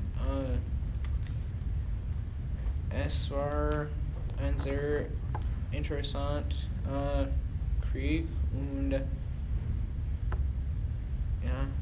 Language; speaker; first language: German; non-native, learner; English